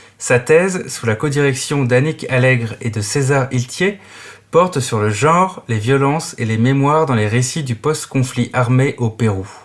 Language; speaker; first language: French; native; French